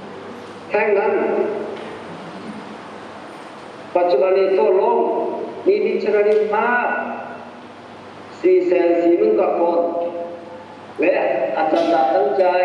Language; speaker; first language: Thai; non-native, fluent; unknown